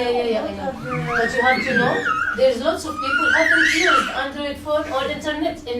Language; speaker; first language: English; non-native, learner; Arabic